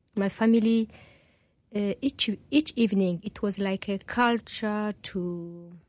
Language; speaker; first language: English; non-native, learner; Kinyarwanda